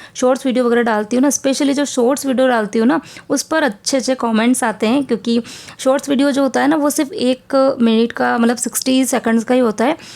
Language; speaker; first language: Hindi; native; Hindi